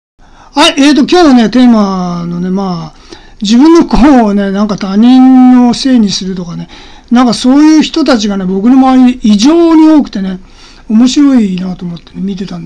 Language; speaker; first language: Japanese; native; Japanese